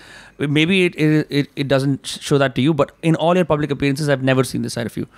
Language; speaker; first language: English; non-native, local second language; Hindi